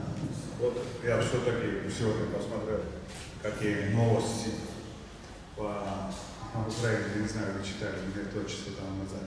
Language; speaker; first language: Russian; non-native, fluent; Georgian